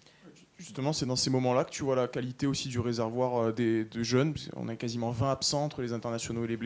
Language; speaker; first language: French; native; French